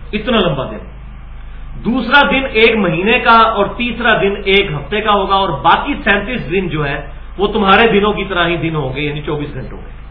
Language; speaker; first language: Urdu; non-native, local second language; Punjabi